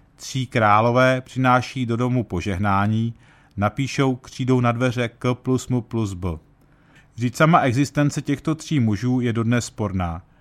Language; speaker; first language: Czech; early bilingual, heritage; Czech